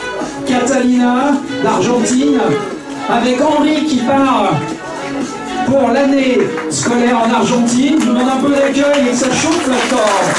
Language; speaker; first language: French; native; French